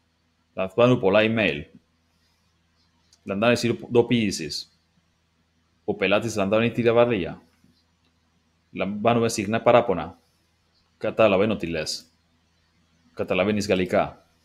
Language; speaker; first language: Greek; non-native, learner; English